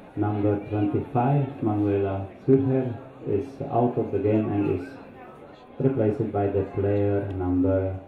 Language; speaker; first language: English; non-native, fluent; Slovenian